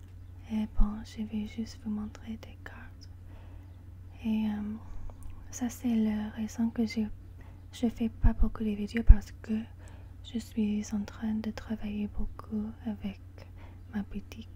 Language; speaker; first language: French; non-native, learner; English